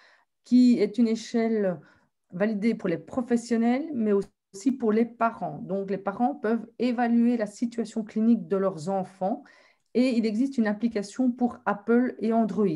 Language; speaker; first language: French; native; French